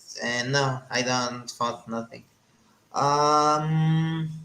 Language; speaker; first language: English; non-native, learner; Spanish